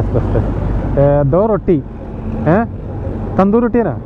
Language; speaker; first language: Hindi; non-native, learner; Malayalam